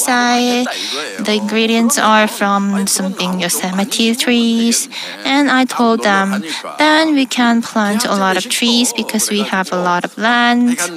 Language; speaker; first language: English; non-native, fluent; Korean